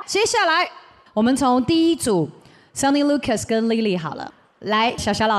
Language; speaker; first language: Chinese; native; Chinese